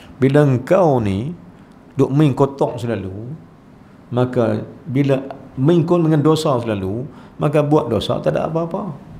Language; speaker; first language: Malay; native; Malay